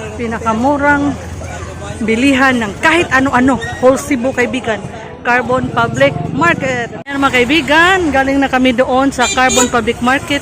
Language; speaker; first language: Filipino; non-native, local second language; Cebuano